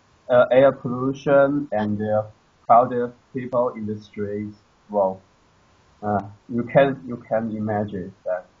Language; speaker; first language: English; non-native, learner; Chinese